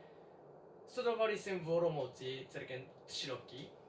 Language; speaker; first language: Czech; non-native, learner; Japanese